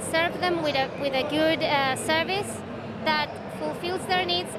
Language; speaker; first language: English; non-native, fluent; Spanish